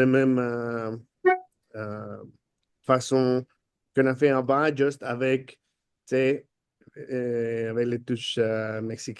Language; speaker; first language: French; non-native, fluent; Spanish